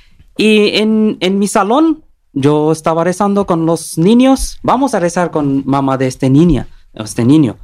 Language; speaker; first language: Spanish; non-native, learner; Bangla